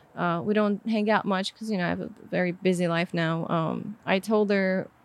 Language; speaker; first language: English; non-native, fluent; Armenian